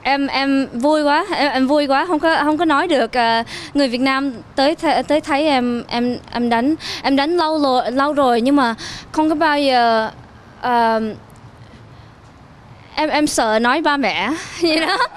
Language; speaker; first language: Vietnamese; early bilingual, heritage; Vietnamese